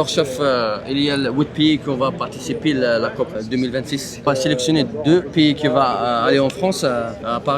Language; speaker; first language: French; non-native, local second language; Arabic